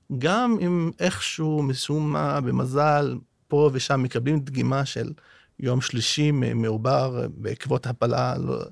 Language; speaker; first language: Hebrew; non-native, local second language; Arabic